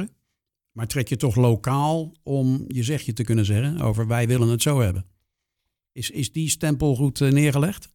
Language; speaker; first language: Dutch; native; Dutch